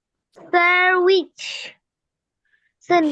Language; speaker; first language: English; non-native, learner; Bangla